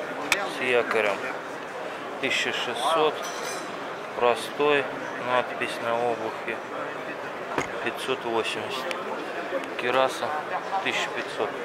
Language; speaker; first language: Russian; native; Russian